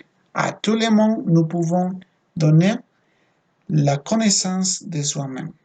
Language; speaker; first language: French; non-native, fluent; Spanish